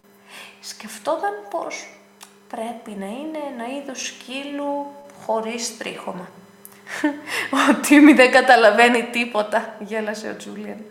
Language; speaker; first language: Greek; native; Greek